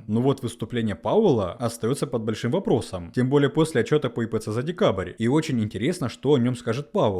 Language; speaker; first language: Russian; native; Russian